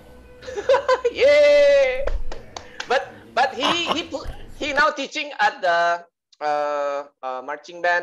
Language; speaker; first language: English; non-native, learner; Indonesian